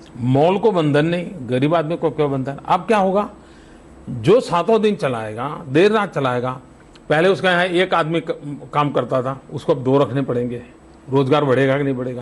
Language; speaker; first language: Hindi; non-native, local second language; Gujarati